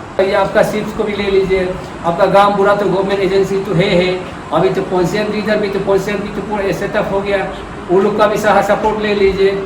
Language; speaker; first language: Hindi; non-native, local second language; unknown